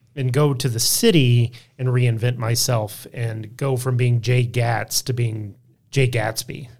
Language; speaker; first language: English; native; English